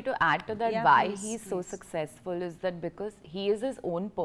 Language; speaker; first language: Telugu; non-native, learner; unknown